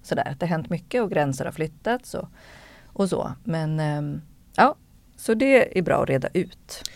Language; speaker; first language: Swedish; native; Swedish